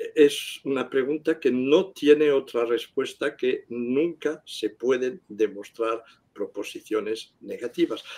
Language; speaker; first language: Spanish; non-native, local second language; Catalan